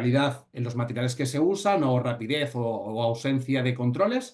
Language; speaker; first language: Spanish; native; Spanish